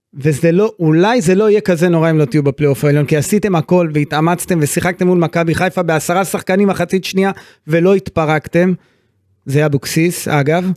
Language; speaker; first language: Hebrew; native; Hebrew